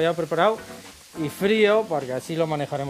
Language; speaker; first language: Spanish; native; Spanish